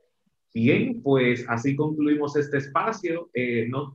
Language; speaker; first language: Spanish; native; Spanish